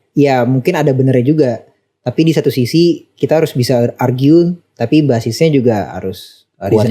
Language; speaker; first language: Indonesian; native; Indonesian